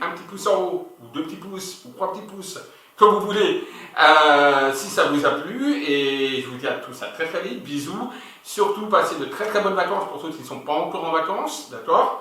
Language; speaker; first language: French; native; French